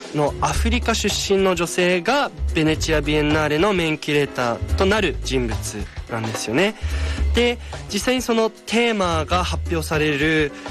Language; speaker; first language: Japanese; native; Japanese